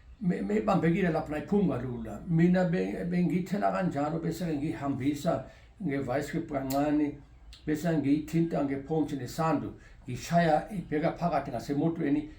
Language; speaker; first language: Zulu; non-native, local second language; Afrikaans